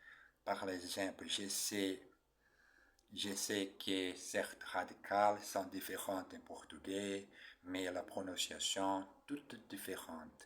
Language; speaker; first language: French; non-native, learner; Portuguese